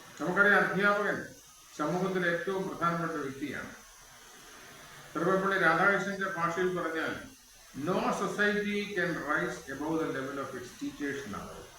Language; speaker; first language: Malayalam; native; Malayalam